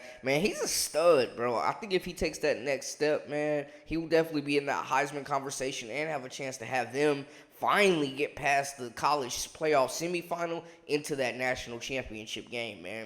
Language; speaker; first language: English; native; English